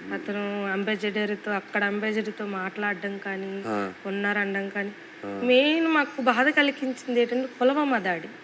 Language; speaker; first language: Telugu; native; Telugu